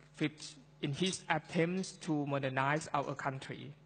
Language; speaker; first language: English; non-native, fluent; Thai